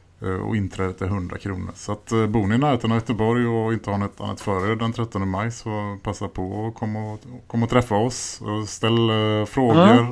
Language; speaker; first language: Swedish; native; Swedish